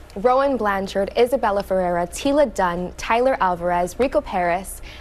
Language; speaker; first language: English; native; English